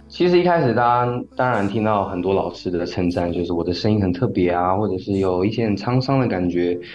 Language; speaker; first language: Chinese; native; Chinese